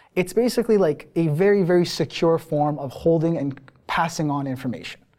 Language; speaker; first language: English; early bilingual, other home language; Persian